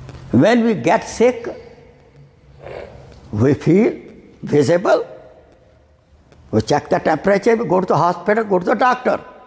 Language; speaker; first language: English; non-native, local second language; Urdu